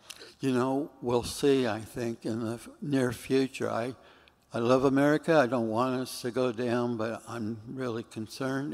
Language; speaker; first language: English; native; English